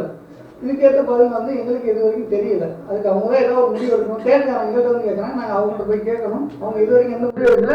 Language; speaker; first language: Tamil; native; Tamil